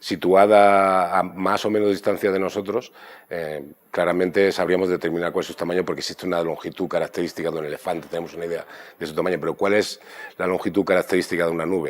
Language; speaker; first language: Spanish; native; Spanish